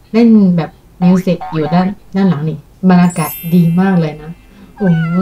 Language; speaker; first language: Thai; non-native, fluent; Chinese